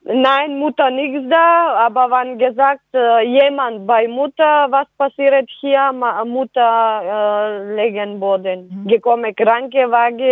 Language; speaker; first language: German; non-native, learner; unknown